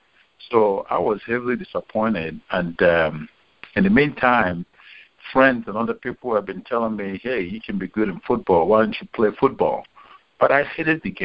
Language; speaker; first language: English; non-native, local second language; Igbo